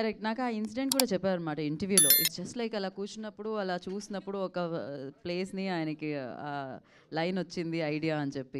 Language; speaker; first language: Telugu; native; Telugu